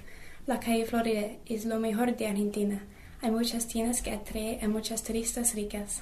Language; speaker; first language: Spanish; non-native, learner; English